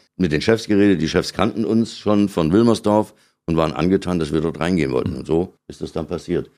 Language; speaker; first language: German; native; German